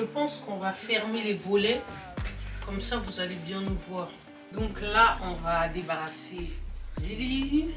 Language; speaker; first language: French; native; French